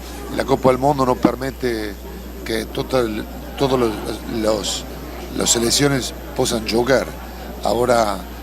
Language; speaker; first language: Portuguese; non-native, learner; Spanish